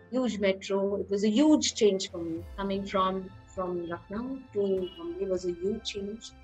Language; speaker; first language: English; non-native, local second language; Hindi